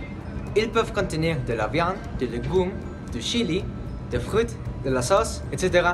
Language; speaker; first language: French; non-native, learner; Spanish